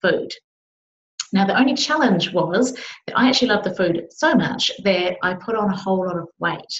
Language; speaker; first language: English; native; English